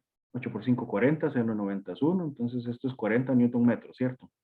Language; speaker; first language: Spanish; native; Spanish